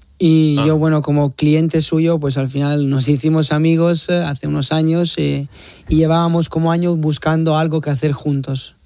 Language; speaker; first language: Spanish; non-native, fluent; Italian